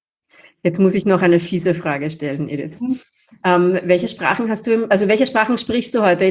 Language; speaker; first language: German; native; German